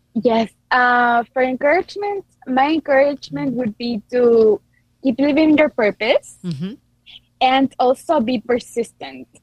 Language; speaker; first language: English; non-native, fluent; Spanish